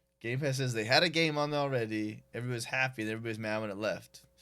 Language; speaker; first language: English; native; English